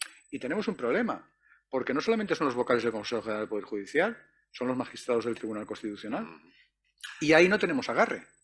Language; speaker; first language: Spanish; native; Spanish